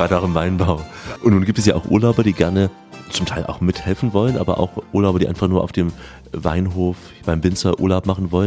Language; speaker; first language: German; native; German